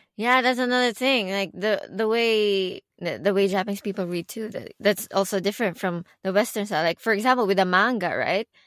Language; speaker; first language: English; non-native, local second language; Filipino